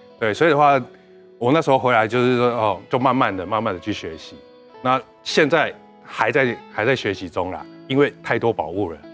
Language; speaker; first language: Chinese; native; Chinese